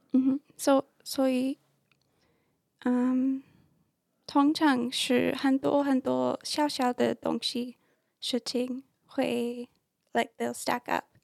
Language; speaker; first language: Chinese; non-native, learner; English